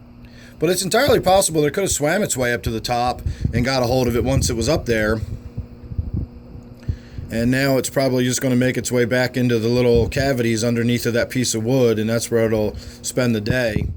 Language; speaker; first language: English; native; English